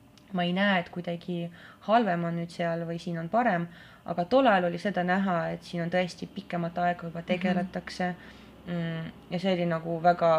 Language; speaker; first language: Estonian; non-native, local second language; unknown